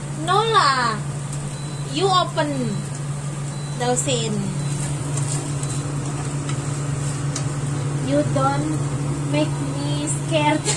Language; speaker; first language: English; non-native, learner; Indonesian